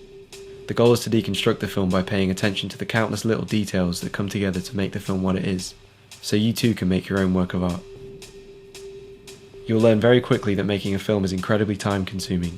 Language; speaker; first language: English; native; English